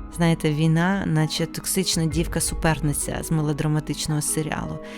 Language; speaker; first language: Ukrainian; non-native, local second language; Russian